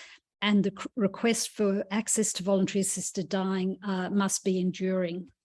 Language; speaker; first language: English; native; English